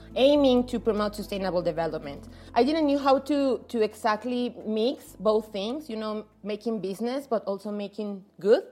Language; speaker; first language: English; non-native, fluent; Spanish